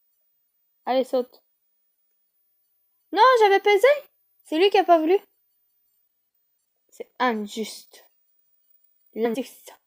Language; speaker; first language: French; native; French